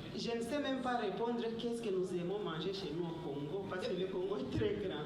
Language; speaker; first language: French; non-native, local second language; Swahili